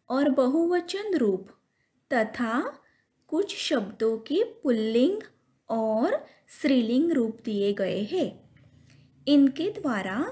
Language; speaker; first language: Hindi; non-native, local second language; Marathi